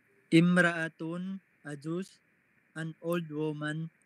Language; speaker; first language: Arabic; non-native, learner; Filipino